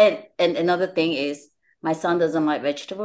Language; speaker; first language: English; non-native, local second language; Chinese